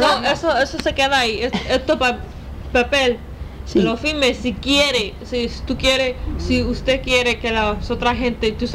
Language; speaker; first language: Spanish; early bilingual, heritage; Spanish